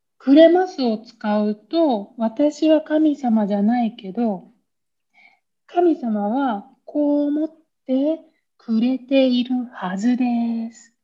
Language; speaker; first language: Japanese; native; Japanese